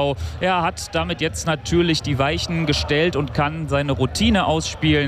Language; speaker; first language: German; native; German